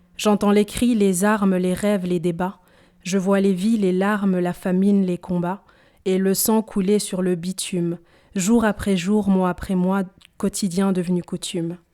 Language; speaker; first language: French; early bilingual, other home language; Swahili